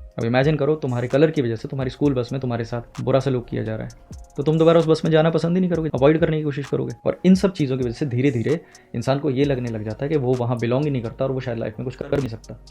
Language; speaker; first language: Hindi; native; Hindi